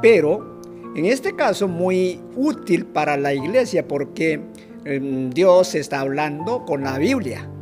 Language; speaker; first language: Spanish; non-native, fluent; Korean